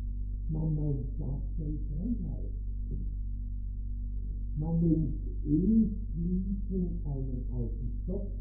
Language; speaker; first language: German; native; German